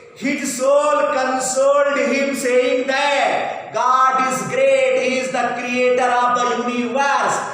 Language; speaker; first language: English; non-native, local second language; Hindi